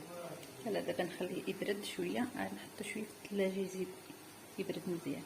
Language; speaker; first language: Arabic; native; Arabic